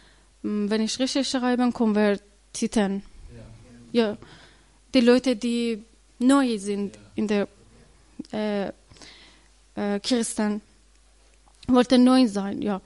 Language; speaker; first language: German; non-native, learner; Persian